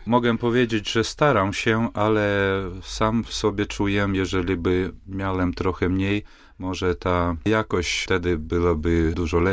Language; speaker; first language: Polish; non-native, fluent; Latvian